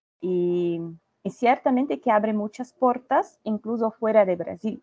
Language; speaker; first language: Spanish; non-native, learner; Portuguese